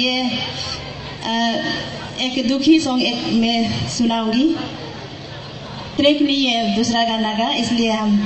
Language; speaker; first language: Hindi; non-native, local second language; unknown